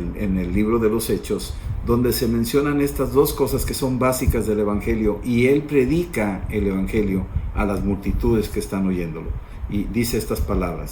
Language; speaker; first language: Spanish; native; Spanish